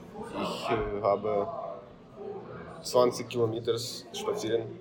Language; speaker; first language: German; non-native, learner; Ukrainian